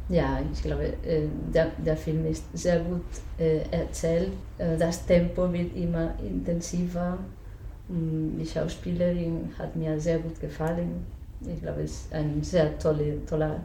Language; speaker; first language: German; non-native, fluent; Spanish